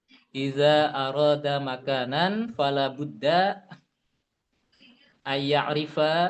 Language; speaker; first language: Arabic; non-native, learner; Indonesian